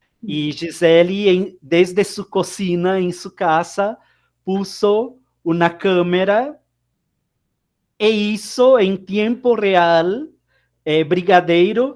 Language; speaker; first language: Spanish; non-native, fluent; Portuguese